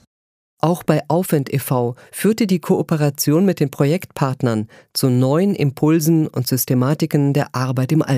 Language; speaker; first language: German; native; German